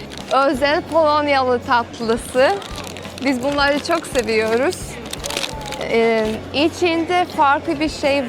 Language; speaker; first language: Turkish; non-native, learner; Polish